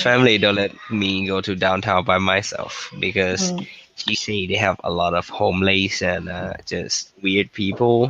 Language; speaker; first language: English; non-native, learner; Thai